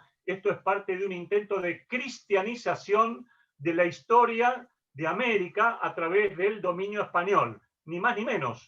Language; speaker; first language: Spanish; native; Spanish